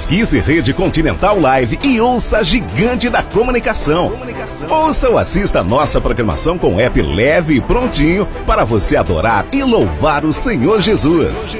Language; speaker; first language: Portuguese; native; Portuguese